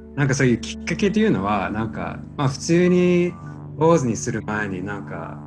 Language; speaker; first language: Japanese; non-native, fluent; English